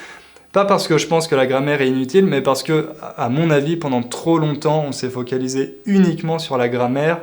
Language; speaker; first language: French; native; French